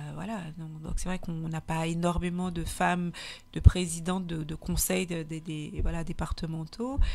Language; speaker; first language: French; native; French